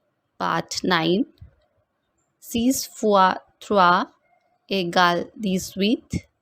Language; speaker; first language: French; non-native, fluent; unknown